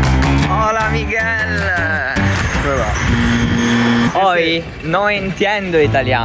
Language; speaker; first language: Spanish; non-native, learner; Italian